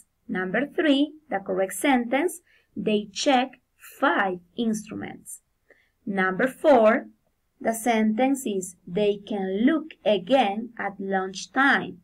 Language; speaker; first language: English; non-native, fluent; Spanish